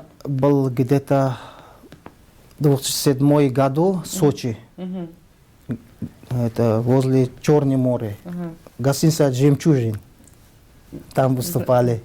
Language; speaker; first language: Russian; non-native, learner; Tajik